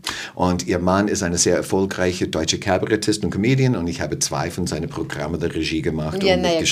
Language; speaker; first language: German; non-native, fluent; English